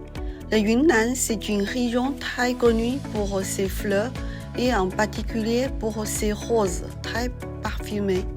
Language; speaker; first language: French; non-native, fluent; Chinese